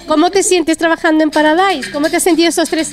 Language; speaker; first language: Spanish; native; Spanish